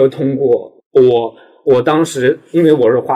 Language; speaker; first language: Chinese; native; Chinese